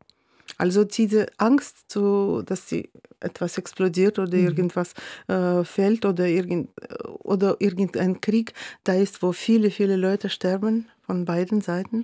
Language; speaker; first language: German; non-native, fluent; Russian